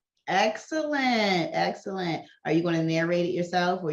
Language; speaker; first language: English; native; English